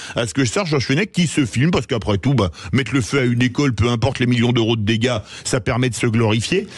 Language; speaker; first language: French; native; French